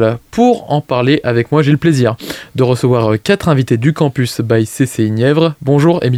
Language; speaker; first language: French; native; French